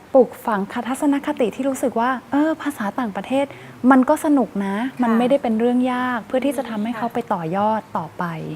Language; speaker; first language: Thai; native; Thai